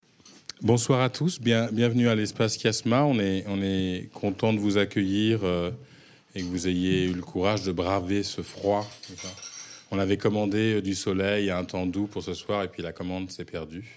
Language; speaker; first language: French; native; French